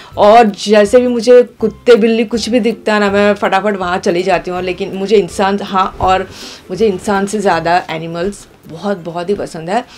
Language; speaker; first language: Hindi; non-native, local second language; Gujarati